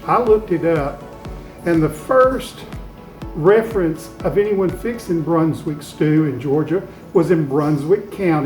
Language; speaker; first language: English; native; English